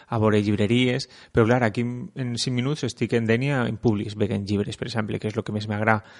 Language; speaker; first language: Catalan; non-native, local second language; Spanish